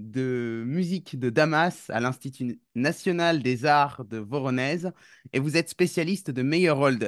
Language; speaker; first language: French; native; French